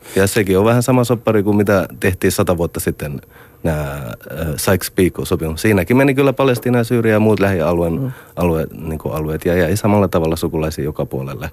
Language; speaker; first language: Finnish; non-native, fluent; Arabic